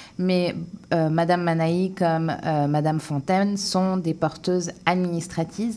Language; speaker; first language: French; native; French